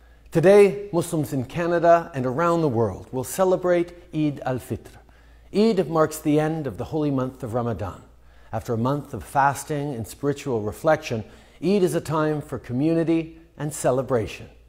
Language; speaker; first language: English; native; English